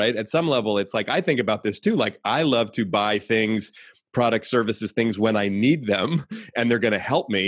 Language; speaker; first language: English; native; English